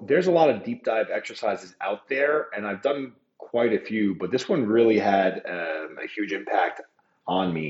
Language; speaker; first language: English; native; English